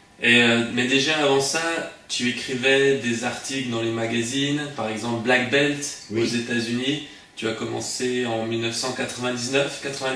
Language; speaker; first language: French; native; French